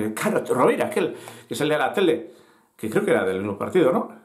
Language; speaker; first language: Spanish; native; Spanish